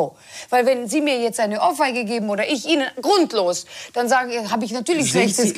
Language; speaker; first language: German; early bilingual, heritage; German